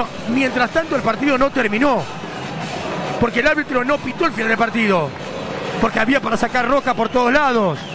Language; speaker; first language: Spanish; native; Spanish